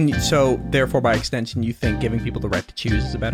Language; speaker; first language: English; native; English